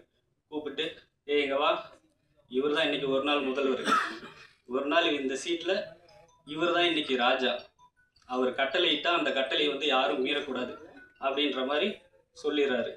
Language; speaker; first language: Tamil; native; Tamil